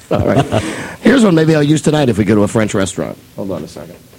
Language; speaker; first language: English; native; English